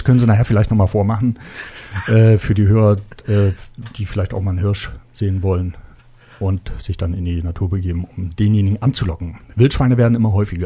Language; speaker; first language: German; native; German